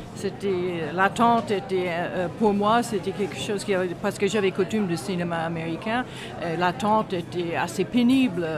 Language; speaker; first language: French; non-native, fluent; English